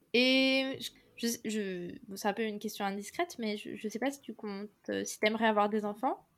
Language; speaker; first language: French; native; French